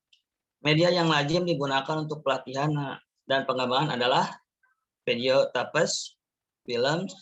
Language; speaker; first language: Indonesian; native; Indonesian